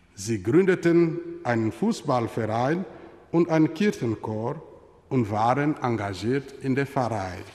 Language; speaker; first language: German; non-native, fluent; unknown